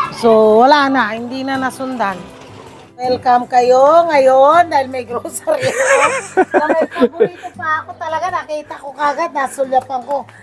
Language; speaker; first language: Filipino; native; Filipino